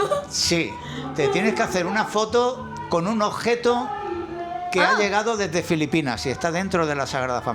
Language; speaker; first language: Spanish; native; Spanish